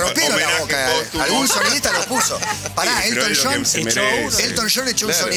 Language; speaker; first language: Spanish; native; Spanish